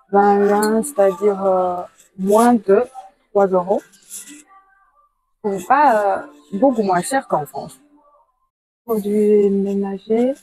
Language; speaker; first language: French; non-native, fluent; Chinese